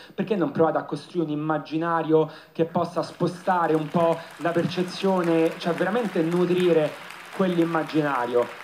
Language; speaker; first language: Italian; native; Italian